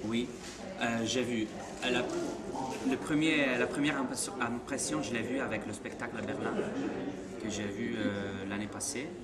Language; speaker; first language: French; non-native, fluent; Italian